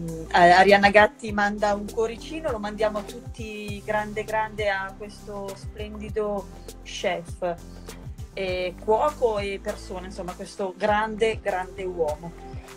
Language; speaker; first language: Italian; native; Italian